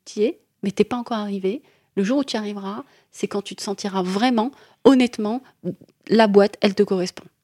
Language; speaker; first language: French; non-native, local second language; Arabic